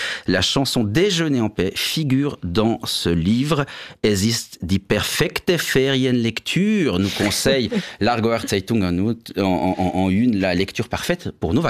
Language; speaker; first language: French; native; French